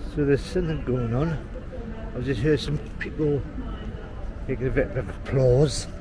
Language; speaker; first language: English; native; English